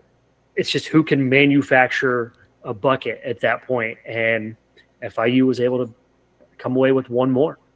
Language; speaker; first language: English; native; English